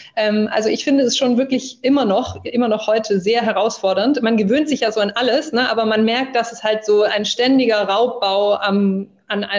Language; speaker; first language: German; early bilingual, other home language; English